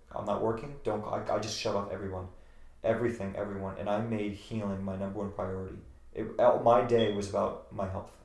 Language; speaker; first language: English; native; English